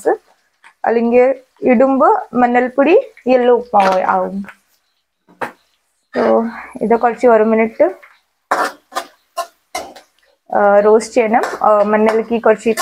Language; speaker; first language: Malayalam; non-native, learner; Hindi